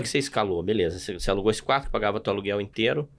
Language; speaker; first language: Portuguese; native; Portuguese